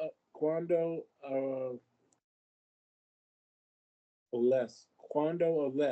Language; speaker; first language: Spanish; non-native, learner; English